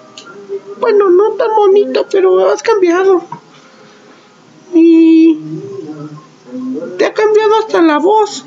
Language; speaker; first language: Spanish; native; Spanish